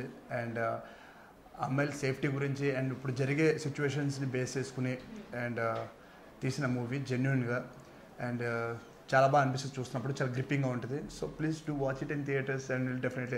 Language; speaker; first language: Telugu; native; Telugu